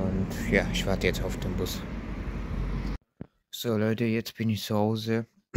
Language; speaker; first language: German; early bilingual, other home language; Turkish